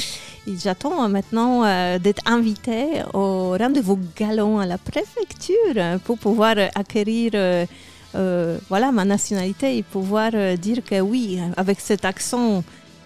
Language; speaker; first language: French; non-native, fluent; Polish